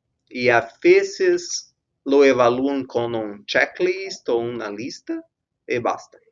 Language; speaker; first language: Spanish; non-native, fluent; Portuguese